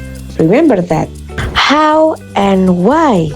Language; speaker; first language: English; non-native, local second language; Indonesian